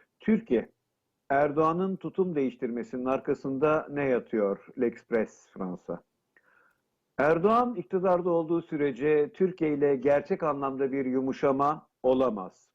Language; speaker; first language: Turkish; native; Turkish